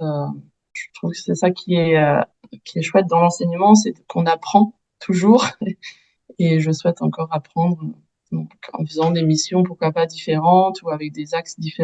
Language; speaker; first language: French; native; French